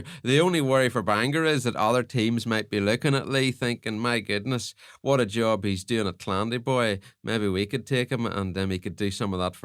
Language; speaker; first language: English; native; English